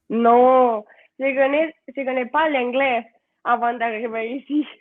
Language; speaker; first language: French; non-native, learner; Spanish